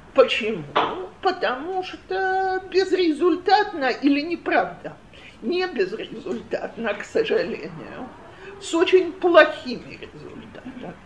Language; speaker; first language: Russian; native; Russian